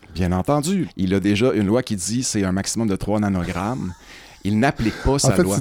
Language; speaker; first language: French; native; French